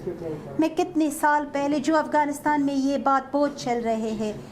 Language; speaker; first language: Hindi; non-native, fluent; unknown